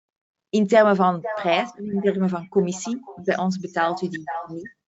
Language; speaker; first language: Dutch; native; Dutch